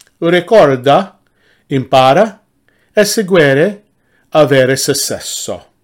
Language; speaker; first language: Italian; non-native, learner; English